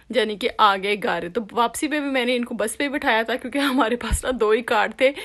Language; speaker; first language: Urdu; native; Urdu